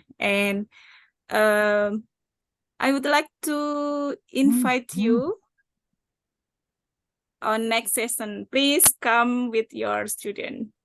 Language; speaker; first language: English; non-native, learner; Indonesian